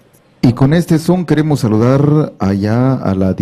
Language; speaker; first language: Spanish; native; Spanish